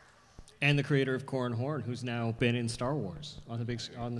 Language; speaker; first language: English; native; English